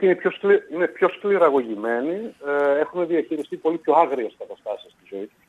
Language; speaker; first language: Greek; native; Greek